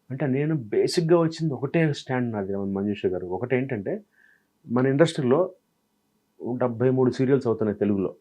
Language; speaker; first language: Telugu; native; Telugu